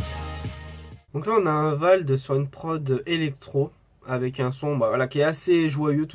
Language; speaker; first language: French; native; French